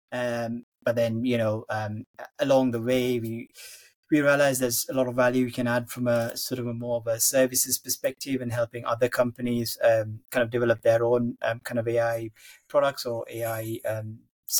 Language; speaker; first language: English; non-native, local second language; Sinhala